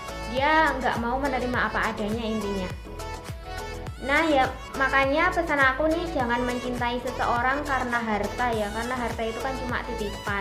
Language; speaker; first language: Indonesian; native; Indonesian